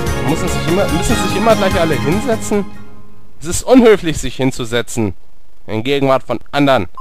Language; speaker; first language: German; native; German